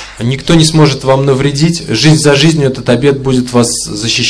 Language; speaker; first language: Russian; native; Russian